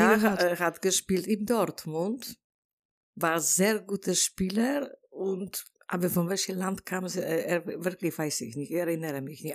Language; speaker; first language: German; non-native, learner; Polish